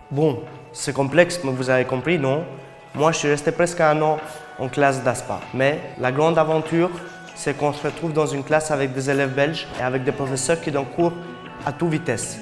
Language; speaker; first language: French; non-native, fluent; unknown